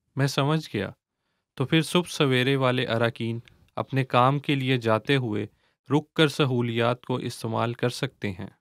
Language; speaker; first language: Urdu; native; Urdu